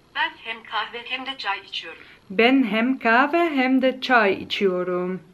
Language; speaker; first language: English; non-native, fluent; Dutch